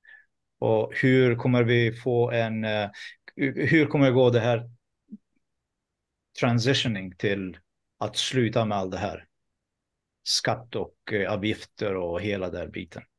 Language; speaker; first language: Swedish; non-native, fluent; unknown